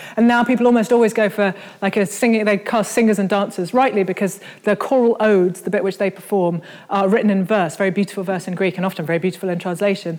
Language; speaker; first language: English; native; English